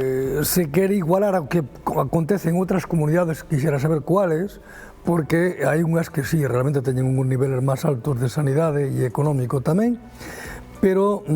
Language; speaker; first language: Galician; native; Galician